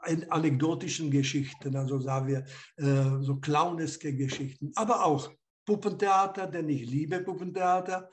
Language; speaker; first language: German; non-native, fluent; Slovak